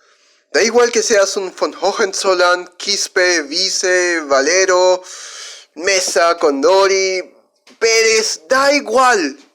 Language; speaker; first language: Spanish; native; Spanish